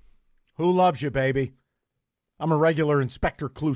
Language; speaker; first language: English; native; English